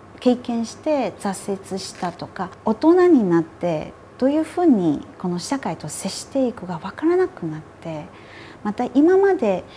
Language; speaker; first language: Japanese; non-native, fluent; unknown